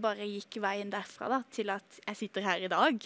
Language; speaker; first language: Norwegian; native; Norwegian